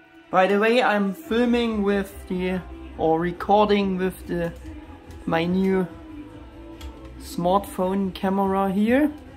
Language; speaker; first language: English; non-native, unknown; German